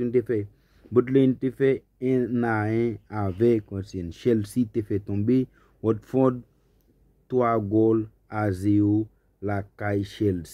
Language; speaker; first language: French; non-native, learner; Haitian Creole